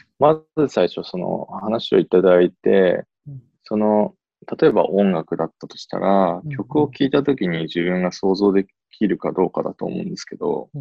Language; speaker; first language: Japanese; native; Japanese